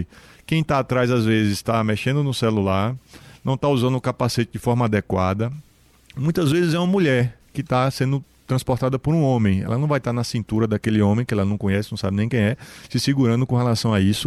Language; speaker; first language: Portuguese; native; Portuguese